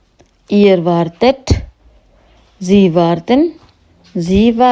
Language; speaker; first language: German; non-native, fluent; Hindi